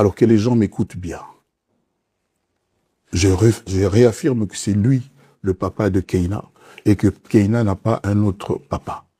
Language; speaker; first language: French; non-native, local second language; Lingala